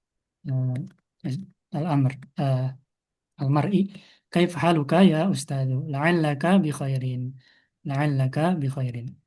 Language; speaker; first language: Arabic; non-native, fluent; Indonesian